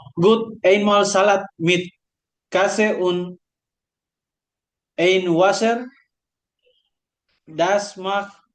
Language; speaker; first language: German; non-native, learner; Indonesian